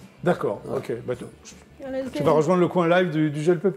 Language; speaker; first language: French; native; French